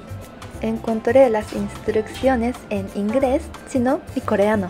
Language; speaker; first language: Spanish; non-native, fluent; Japanese